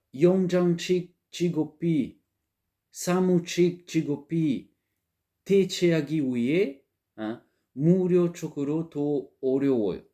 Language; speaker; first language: Korean; non-native, learner; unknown